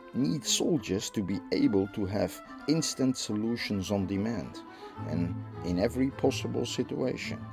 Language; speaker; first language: English; non-native, fluent; Dutch